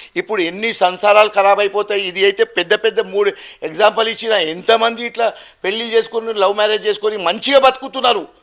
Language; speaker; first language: Telugu; non-native, local second language; Gujarati